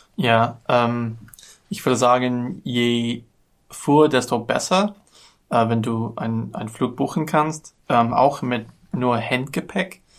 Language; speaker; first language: German; non-native, learner; English